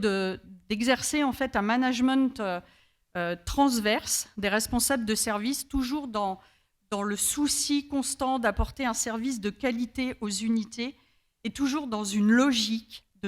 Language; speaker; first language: French; native; French